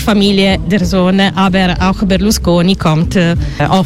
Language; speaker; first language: German; non-native, learner; Italian